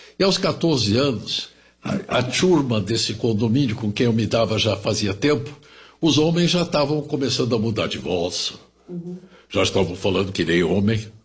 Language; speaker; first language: Portuguese; early bilingual, other home language; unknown